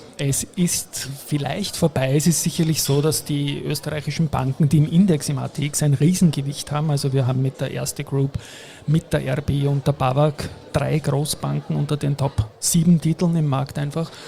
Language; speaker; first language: German; native; German